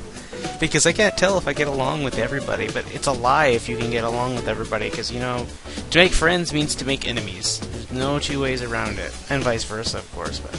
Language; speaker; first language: English; native; English